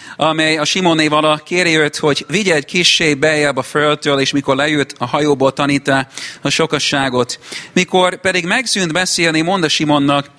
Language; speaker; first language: Hungarian; non-native, fluent; English